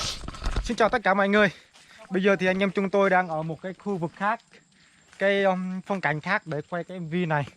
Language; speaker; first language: Vietnamese; non-native, local second language; Jarai